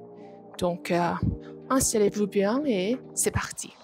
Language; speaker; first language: French; non-native, learner; Vietnamese